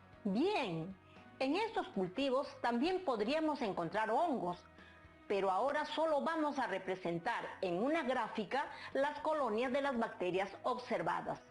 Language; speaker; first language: Spanish; native; Spanish